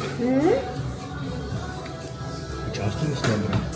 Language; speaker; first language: Polish; non-native, learner; Italian